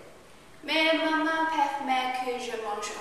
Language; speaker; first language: French; non-native, learner; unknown